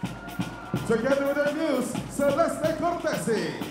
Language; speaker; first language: English; non-native, local second language; Filipino